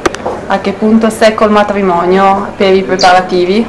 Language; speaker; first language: Italian; native; Italian